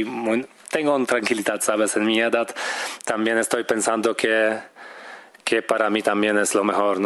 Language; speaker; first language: Spanish; non-native, fluent; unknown